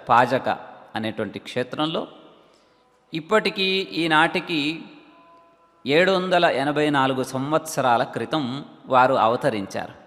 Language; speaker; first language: Telugu; native; Telugu